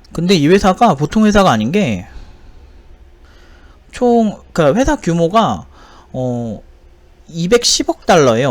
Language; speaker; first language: Korean; native; Korean